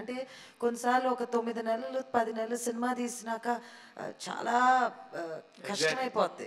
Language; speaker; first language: Telugu; native; Telugu